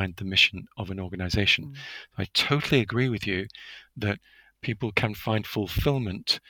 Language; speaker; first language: English; native; English